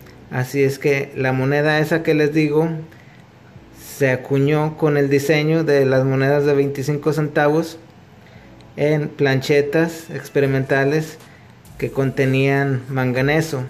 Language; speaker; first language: Spanish; native; Spanish